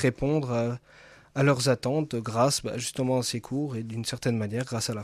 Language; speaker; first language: French; native; French